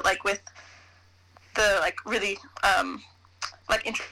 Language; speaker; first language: English; native; English